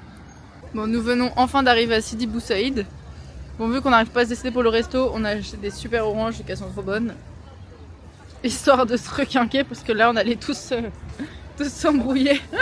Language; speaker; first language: French; native; French